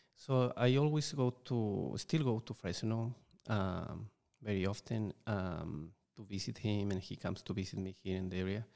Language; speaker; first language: English; non-native, fluent; Spanish